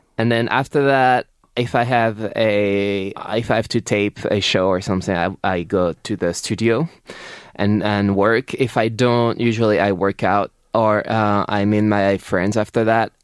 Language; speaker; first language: English; non-native, fluent; French